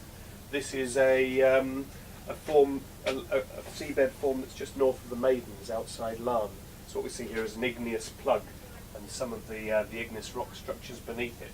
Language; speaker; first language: English; native; English